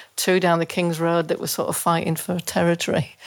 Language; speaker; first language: English; native; English